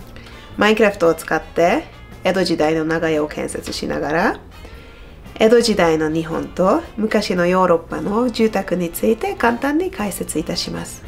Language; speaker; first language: Japanese; non-native, fluent; Hungarian